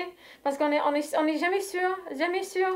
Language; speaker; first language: French; non-native, fluent; English